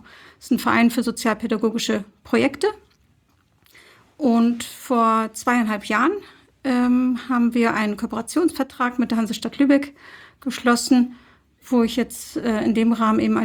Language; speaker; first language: German; early bilingual, other home language; Turkish